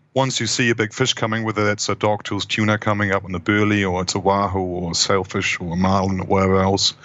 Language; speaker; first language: English; non-native, fluent; German